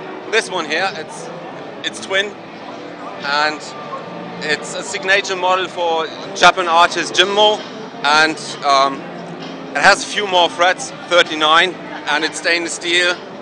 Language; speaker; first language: English; non-native, fluent; German